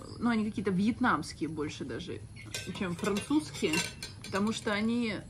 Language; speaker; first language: Russian; native; Russian